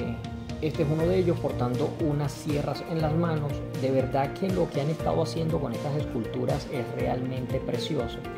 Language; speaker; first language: Spanish; native; Spanish